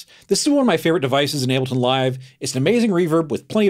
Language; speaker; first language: English; native; English